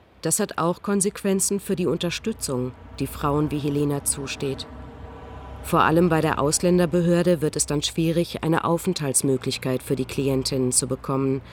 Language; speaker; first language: German; native; German